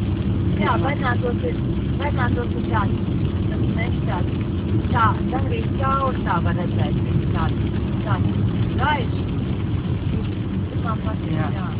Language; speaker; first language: Latvian; non-native, learner; Dutch